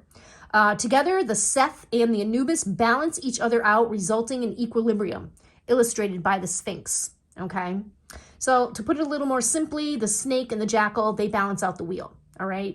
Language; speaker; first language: English; native; English